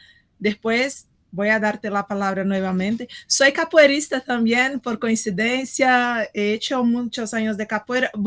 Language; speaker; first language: Spanish; non-native, fluent; Portuguese